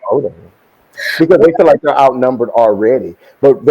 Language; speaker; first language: English; native; English